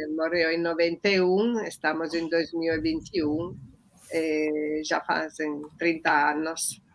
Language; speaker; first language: Portuguese; non-native, fluent; Italian